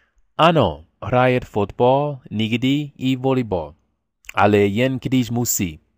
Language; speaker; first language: Czech; non-native, learner; English